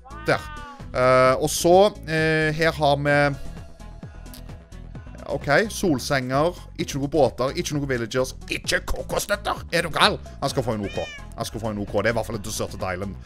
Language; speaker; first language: Norwegian; native; Norwegian